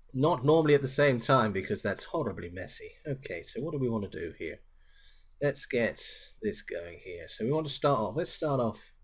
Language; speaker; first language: English; native; English